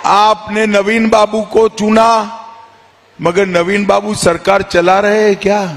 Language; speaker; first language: Hindi; non-native, local second language; Gujarati